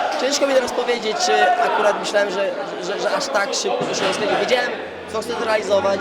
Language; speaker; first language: Polish; native; Polish